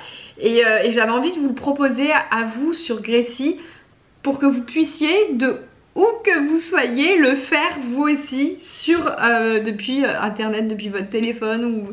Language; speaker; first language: French; native; French